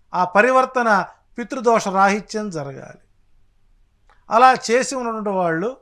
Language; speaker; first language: Telugu; native; Telugu